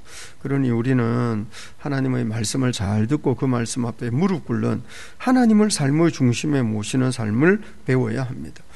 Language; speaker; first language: Korean; native; Korean